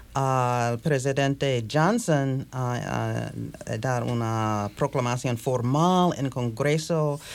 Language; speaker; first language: Spanish; non-native, fluent; English